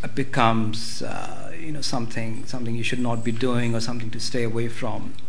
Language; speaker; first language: English; non-native, local second language; Hindi